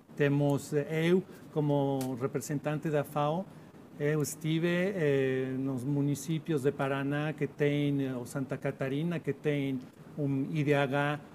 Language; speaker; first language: Portuguese; non-native, learner; Spanish